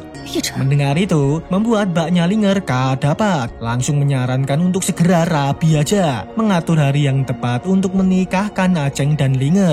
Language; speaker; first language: Indonesian; native; Indonesian